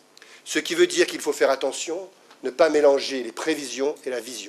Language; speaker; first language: French; native; French